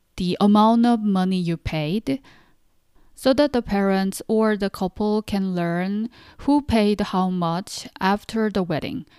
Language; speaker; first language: English; non-native, fluent; Korean